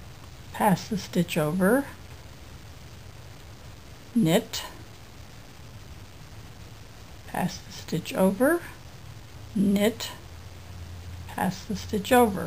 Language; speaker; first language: English; native; English